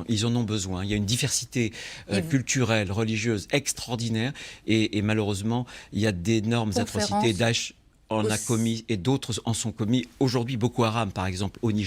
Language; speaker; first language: French; native; French